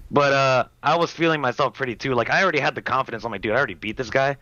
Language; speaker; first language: English; native; English